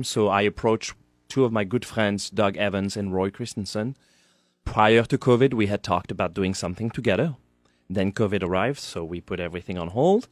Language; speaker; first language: English; non-native, fluent; French